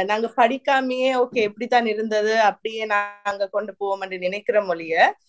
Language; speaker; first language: Tamil; early bilingual, heritage; Tamil